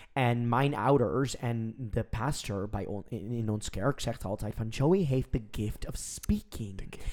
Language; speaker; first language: Dutch; non-native, fluent; English